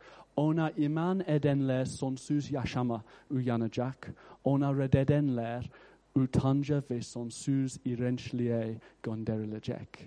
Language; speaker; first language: Turkish; non-native, fluent; English